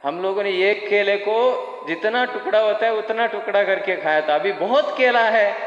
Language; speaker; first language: Hindi; non-native, local second language; Kannada